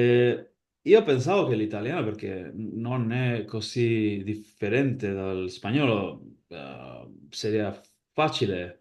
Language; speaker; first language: Italian; non-native, learner; Spanish